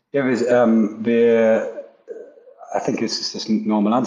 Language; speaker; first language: English; native; English